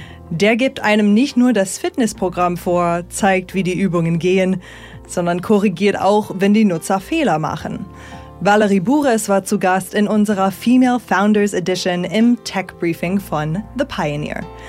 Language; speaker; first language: German; native; German